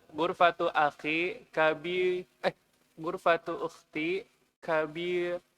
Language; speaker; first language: Arabic; non-native, learner; Indonesian